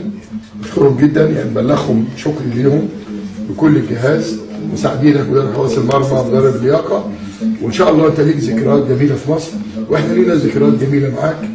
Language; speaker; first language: Arabic; native; Arabic